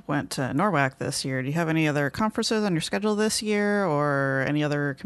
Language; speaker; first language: English; native; English